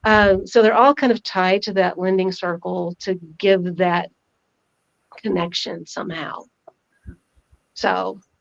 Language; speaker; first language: English; native; English